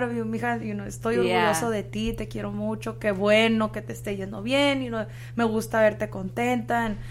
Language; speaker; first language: English; native; English